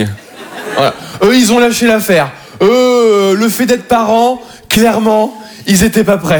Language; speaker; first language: French; native; French